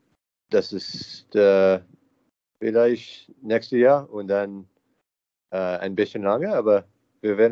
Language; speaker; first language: German; non-native, learner; English